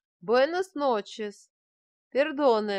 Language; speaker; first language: Spanish; non-native, fluent; Russian